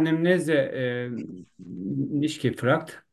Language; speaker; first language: German; non-native, learner; Turkish